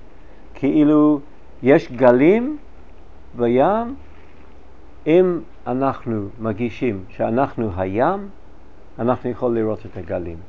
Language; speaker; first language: Hebrew; non-native, fluent; English